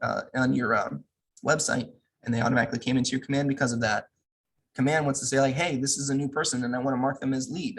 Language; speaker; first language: English; native; English